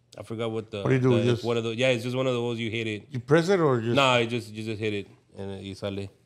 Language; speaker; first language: English; native; English